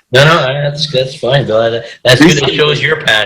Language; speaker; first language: English; native; English